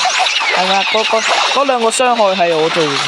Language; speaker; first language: Chinese; early bilingual, heritage; Cantonese